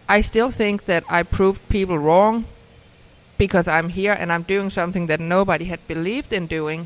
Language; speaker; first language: English; non-native, fluent; Danish